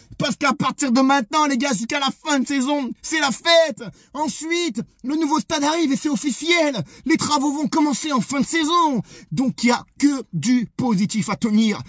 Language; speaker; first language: French; native; French